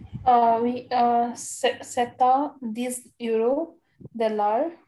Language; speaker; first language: French; non-native, learner; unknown